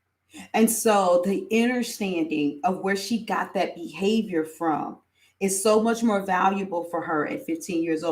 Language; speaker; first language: English; native; English